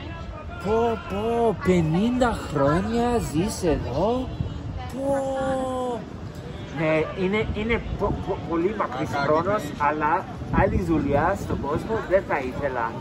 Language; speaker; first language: Greek; early bilingual, heritage; English